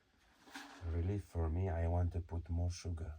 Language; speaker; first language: English; non-native, learner; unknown